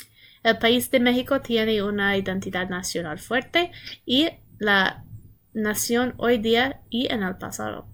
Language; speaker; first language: Spanish; non-native, learner; English